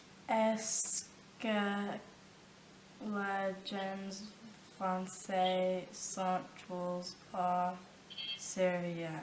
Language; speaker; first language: French; non-native, learner; English